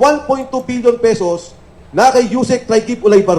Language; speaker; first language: Filipino; native; Filipino